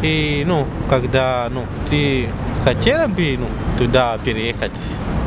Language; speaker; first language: Russian; non-native, learner; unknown